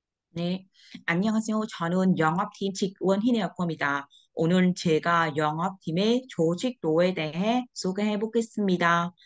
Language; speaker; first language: Korean; non-native, learner; Vietnamese